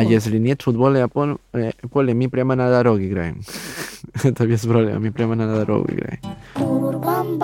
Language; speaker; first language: Russian; non-native, learner; Spanish